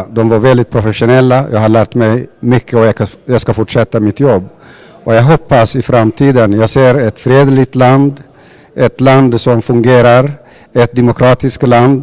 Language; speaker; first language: Swedish; non-native, fluent; Somali